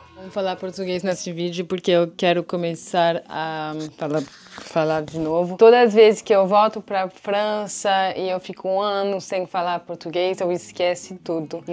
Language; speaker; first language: Portuguese; non-native, learner; French